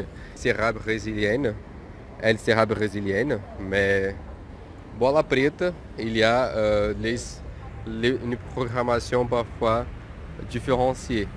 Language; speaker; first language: French; non-native, fluent; Portuguese